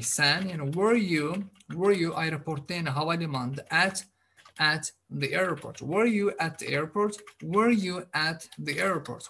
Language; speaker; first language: English; non-native, fluent; Azerbaijani